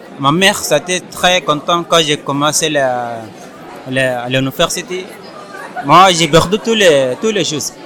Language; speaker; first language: French; non-native, learner; Arabic